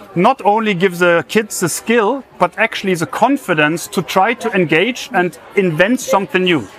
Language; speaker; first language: English; non-native, fluent; German